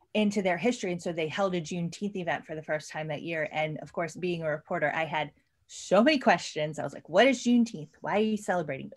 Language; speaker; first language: English; native; English